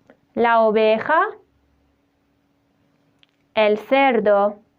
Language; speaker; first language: Spanish; non-native, fluent; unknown